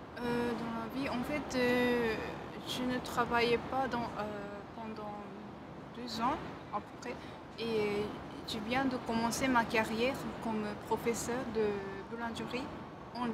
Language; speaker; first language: French; non-native, fluent; Japanese